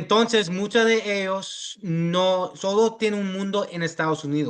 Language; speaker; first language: Spanish; early bilingual, heritage; English